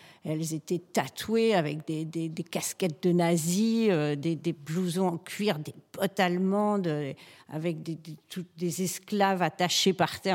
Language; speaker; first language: French; native; French